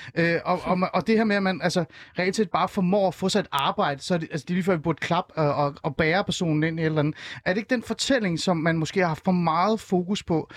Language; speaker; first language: Danish; early bilingual, other home language; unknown